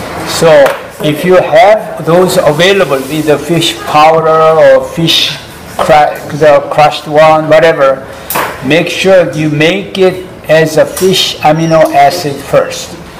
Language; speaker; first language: English; non-native, fluent; Korean